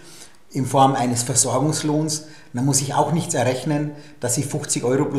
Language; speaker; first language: German; native; German